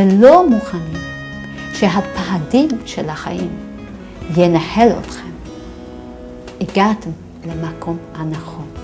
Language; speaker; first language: Hebrew; non-native, fluent; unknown